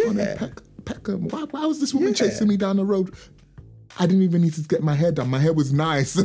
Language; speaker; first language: English; native; English